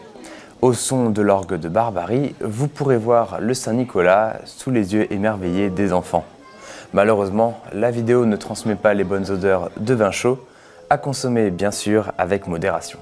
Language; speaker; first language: French; native; French